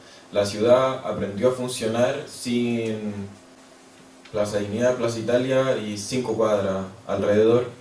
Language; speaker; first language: Spanish; native; Spanish